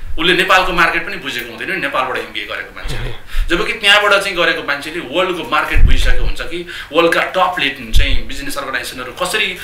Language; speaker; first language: Nepali; native; Nepali